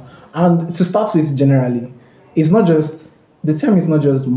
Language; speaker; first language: English; non-native, local second language; Ibibio